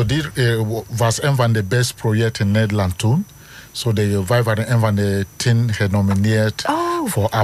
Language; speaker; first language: Dutch; non-native, learner; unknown